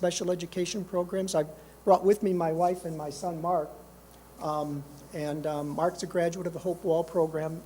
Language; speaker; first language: English; native; English